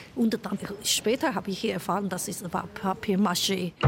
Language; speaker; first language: German; non-native, fluent; Chinese